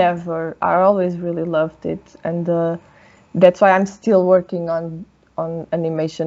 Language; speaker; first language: English; non-native, fluent; Portuguese